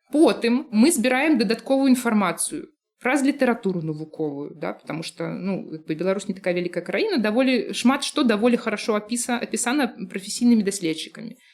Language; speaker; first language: Belarusian; non-native, local second language; Russian